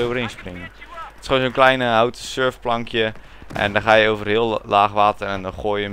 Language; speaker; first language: Dutch; native; Dutch